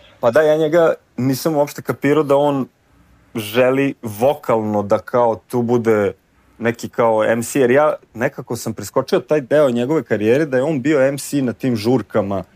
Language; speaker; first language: Serbian; native; Serbian